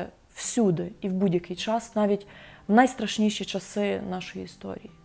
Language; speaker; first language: Ukrainian; native; Ukrainian